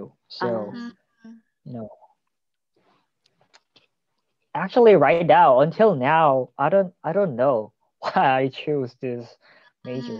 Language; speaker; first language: English; non-native, learner; Korean